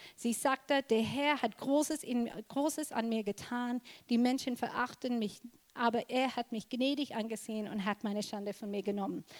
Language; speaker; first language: German; non-native, fluent; English